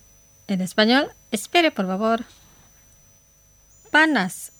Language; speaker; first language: Spanish; non-native, fluent; Indonesian